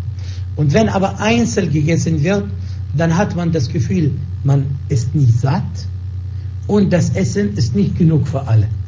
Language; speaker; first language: German; non-native, fluent; Arabic